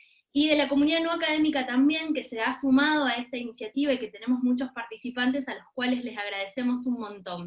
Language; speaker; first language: Spanish; native; Spanish